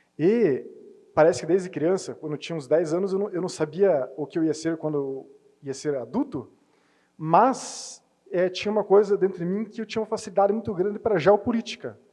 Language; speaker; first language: Portuguese; native; Portuguese